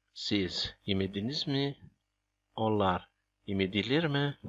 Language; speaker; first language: Turkish; non-native, fluent; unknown